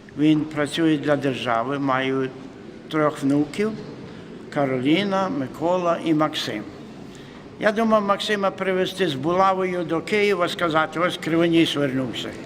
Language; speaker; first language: Ukrainian; early bilingual, heritage; Ukrainian